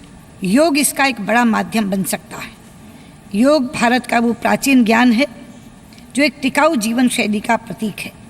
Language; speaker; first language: Hindi; native; Hindi